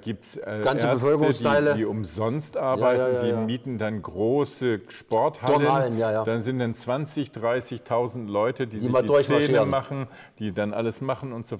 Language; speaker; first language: German; native; German